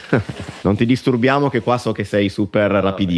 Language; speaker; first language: Italian; native; Italian